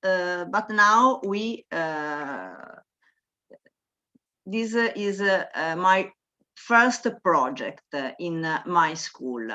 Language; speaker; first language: English; non-native, learner; Italian